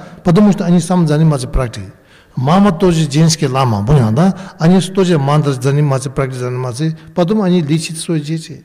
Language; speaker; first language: Russian; non-native, learner; Tibetan